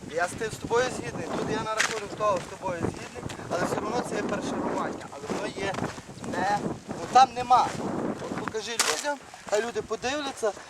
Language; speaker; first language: Ukrainian; native; Ukrainian